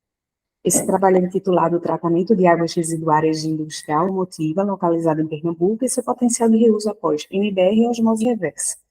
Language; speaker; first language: Portuguese; native; Portuguese